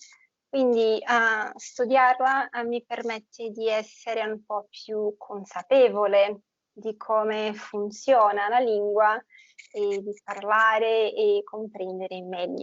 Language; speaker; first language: Italian; non-native, fluent; Portuguese